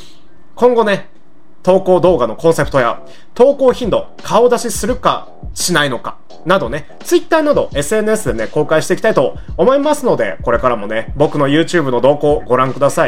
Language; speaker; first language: Japanese; native; Japanese